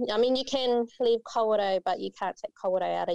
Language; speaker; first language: English; native; English